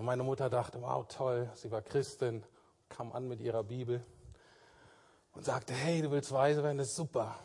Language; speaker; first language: German; native; German